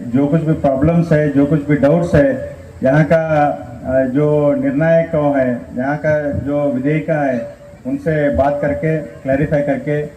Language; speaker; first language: Hindi; non-native, local second language; Kannada